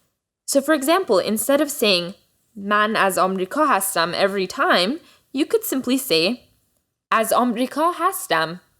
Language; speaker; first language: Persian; early bilingual, heritage; Persian